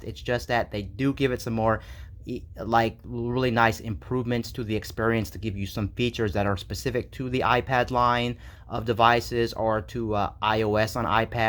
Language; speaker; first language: English; native; English